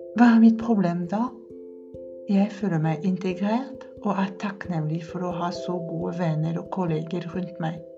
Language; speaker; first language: Norwegian; non-native, fluent; French